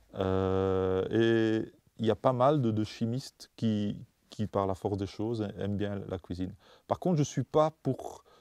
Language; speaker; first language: French; non-native, fluent; Dutch